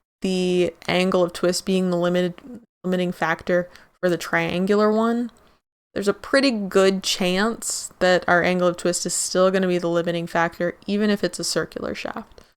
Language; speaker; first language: English; native; English